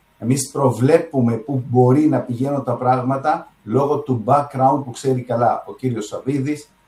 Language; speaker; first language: Greek; early bilingual, heritage; Arabic